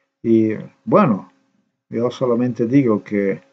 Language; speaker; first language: Spanish; non-native, learner; Slovenian